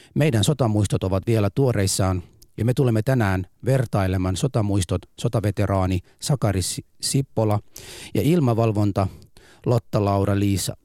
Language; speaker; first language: Finnish; early bilingual, other home language; Persian